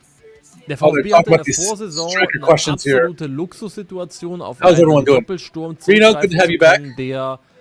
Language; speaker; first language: German; native; German